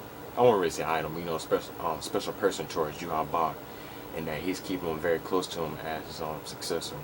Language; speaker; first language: English; native; English